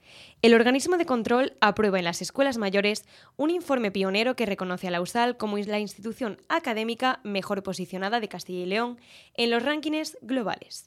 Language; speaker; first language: Spanish; native; Spanish